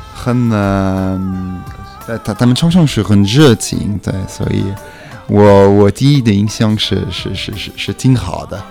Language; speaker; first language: Chinese; non-native, fluent; French